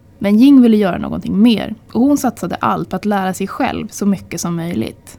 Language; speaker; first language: Swedish; native; Swedish